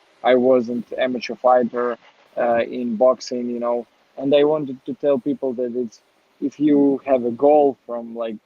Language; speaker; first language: English; non-native, learner; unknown